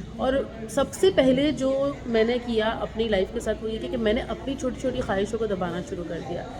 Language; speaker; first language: Urdu; native; Urdu